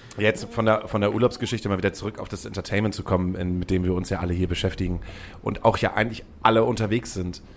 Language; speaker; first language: German; native; German